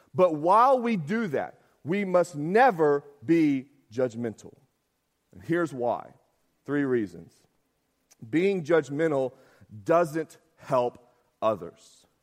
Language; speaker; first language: English; native; English